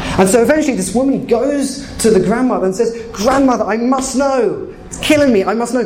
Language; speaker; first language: English; native; English